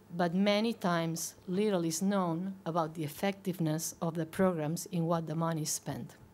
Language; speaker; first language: English; non-native, fluent; Catalan